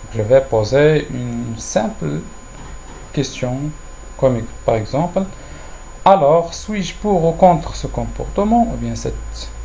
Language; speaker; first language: French; non-native, local second language; Arabic